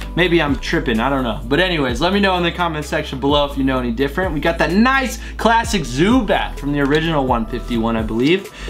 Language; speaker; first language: English; native; English